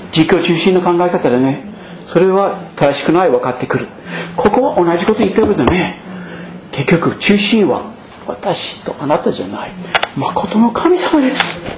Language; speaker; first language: Japanese; non-native, fluent; English